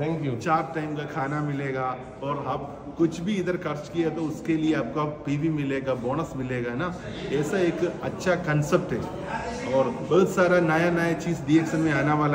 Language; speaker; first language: Hindi; non-native, fluent; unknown